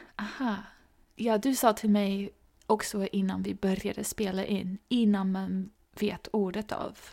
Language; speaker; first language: Swedish; non-native, learner; English